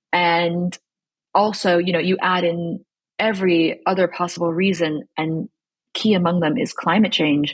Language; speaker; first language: English; early bilingual, other home language; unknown